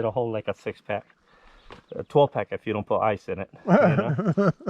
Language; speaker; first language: English; native; English